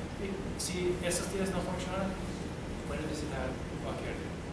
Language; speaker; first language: Spanish; non-native, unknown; English